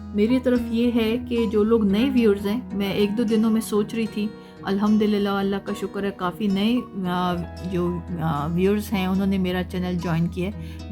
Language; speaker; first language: Urdu; native; Urdu